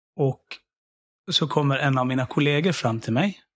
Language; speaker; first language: Swedish; early bilingual, other home language; Syriac